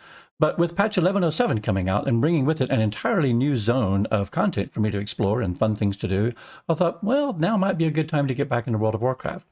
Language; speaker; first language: English; native; English